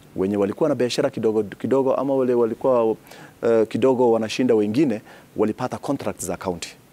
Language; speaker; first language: Swahili; non-native, local second language; Somali